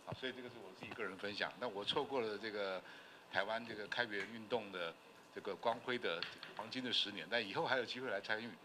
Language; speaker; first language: Chinese; native; Chinese